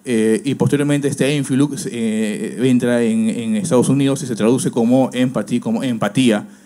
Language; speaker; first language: Spanish; native; Spanish